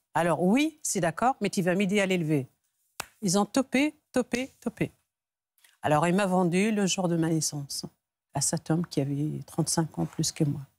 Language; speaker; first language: French; non-native, local second language; Arabic